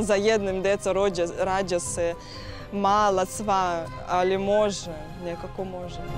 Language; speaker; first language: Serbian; non-native, learner; Russian